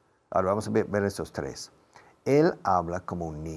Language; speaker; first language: Spanish; non-native, fluent; English